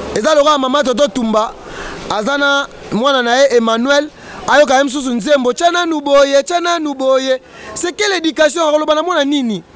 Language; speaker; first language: Lingala; native; Lingala